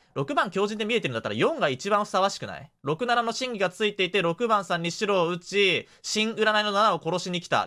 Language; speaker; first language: Japanese; native; Japanese